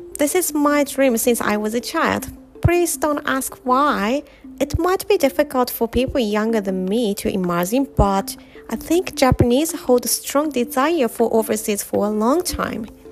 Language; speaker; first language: English; non-native, fluent; Japanese